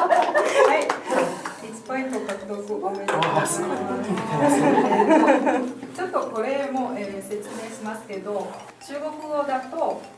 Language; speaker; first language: Japanese; non-native, fluent; Chinese